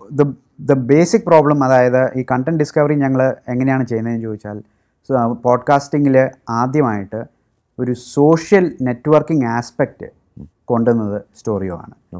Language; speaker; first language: Malayalam; native; Malayalam